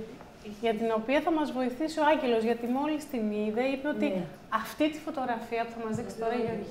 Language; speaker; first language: Greek; native; Greek